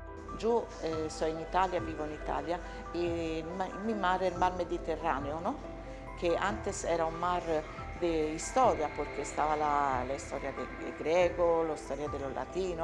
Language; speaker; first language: Spanish; non-native, learner; Italian